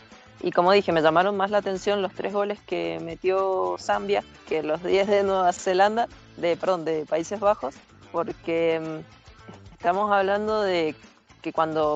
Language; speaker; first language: Spanish; native; Spanish